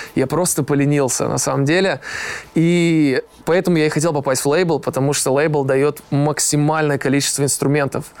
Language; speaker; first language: Russian; native; Russian